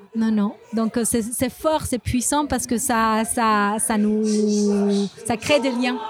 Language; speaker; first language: French; non-native, fluent; Spanish